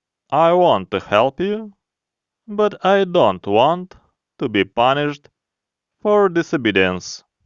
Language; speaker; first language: English; non-native, fluent; Ukrainian